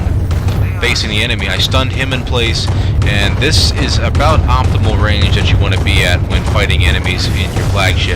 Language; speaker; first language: English; native; English